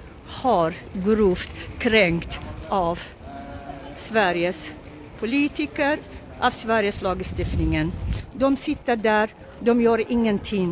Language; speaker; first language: Swedish; non-native, local second language; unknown